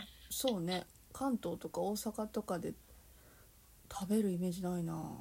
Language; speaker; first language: Japanese; native; Japanese